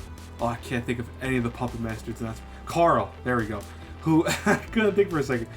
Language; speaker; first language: English; native; English